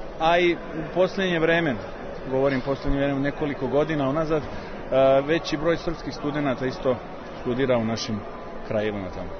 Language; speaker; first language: Serbian; early bilingual, heritage; Serbian